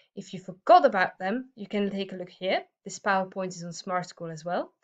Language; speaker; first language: English; non-native, fluent; Dutch